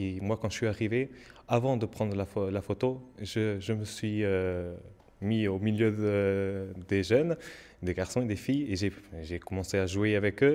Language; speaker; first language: French; non-native, learner; Portuguese